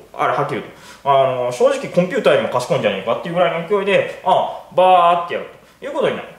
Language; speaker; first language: Japanese; native; Japanese